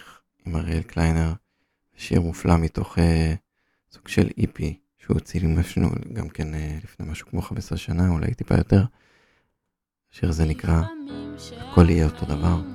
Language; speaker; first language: Hebrew; native; Hebrew